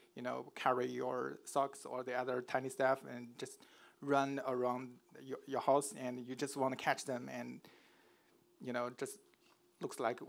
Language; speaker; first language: English; non-native, fluent; Chinese